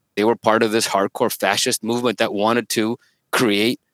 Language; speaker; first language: English; early bilingual, other home language; Russian